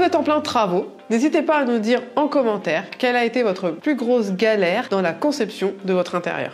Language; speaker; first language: French; native; French